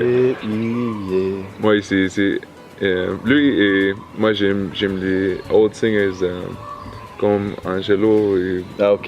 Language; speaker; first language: French; non-native, learner; English